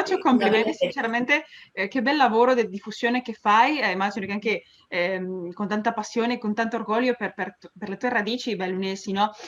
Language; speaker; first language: Italian; early bilingual, heritage; Spanish